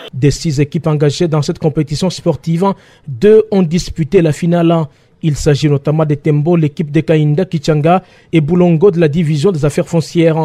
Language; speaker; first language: French; non-native, local second language; Swahili